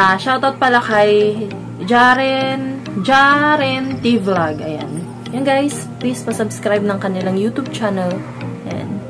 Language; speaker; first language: Filipino; non-native, local second language; Waray